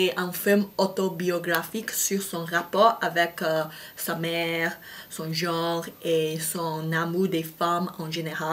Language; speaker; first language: French; non-native, fluent; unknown